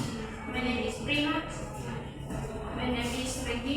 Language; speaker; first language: English; non-native, learner; Indonesian